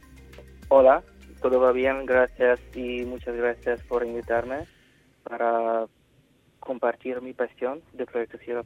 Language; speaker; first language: Spanish; non-native, fluent; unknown